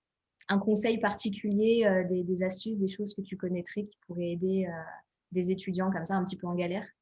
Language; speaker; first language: French; native; French